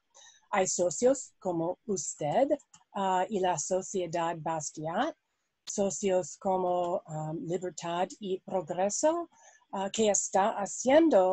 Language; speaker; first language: Spanish; non-native, learner; English